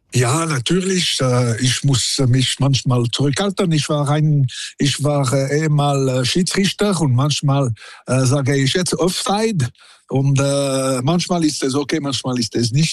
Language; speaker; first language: German; non-native, local second language; French